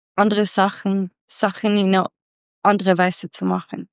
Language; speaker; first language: German; non-native, fluent; Swedish